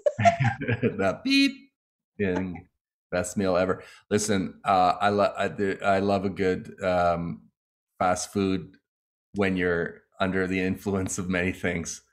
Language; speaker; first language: English; early bilingual, other home language; Italian